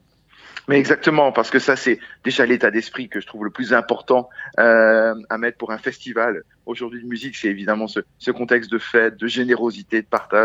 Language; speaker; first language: French; native; French